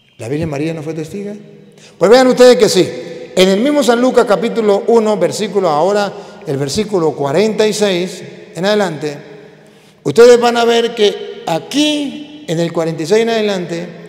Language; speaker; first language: Spanish; native; Spanish